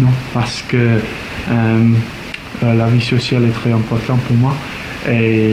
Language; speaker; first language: French; non-native, learner; English